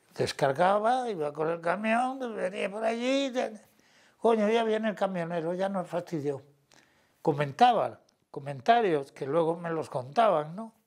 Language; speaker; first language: Spanish; native; Spanish